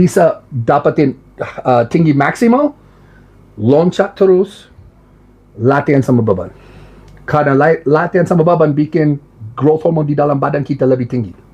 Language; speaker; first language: Indonesian; non-native, learner; English